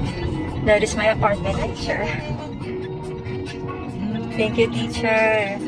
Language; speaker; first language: English; non-native, local second language; Filipino